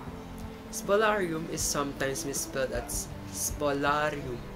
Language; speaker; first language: English; non-native, local second language; Filipino